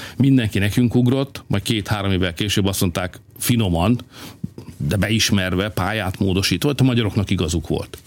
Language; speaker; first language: Hungarian; native; Hungarian